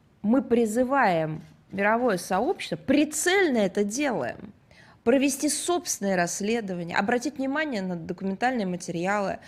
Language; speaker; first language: Russian; native; Russian